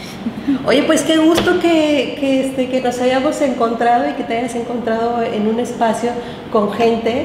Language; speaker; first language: Spanish; native; Spanish